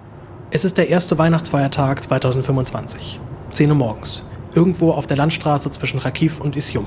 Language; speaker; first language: German; native; German